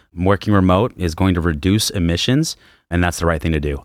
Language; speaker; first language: English; native; English